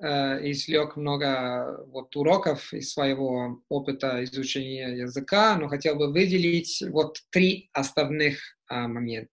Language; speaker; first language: Russian; non-native, fluent; Italian